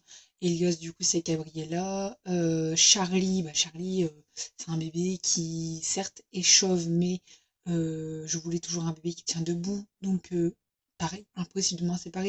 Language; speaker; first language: French; native; French